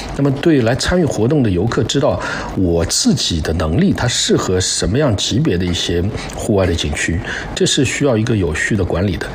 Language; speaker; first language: Chinese; native; Chinese